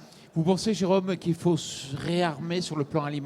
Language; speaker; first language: French; native; French